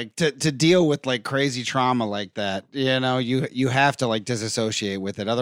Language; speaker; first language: English; native; English